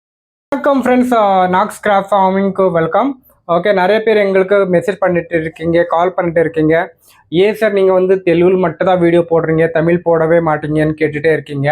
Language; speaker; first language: Tamil; non-native, learner; Telugu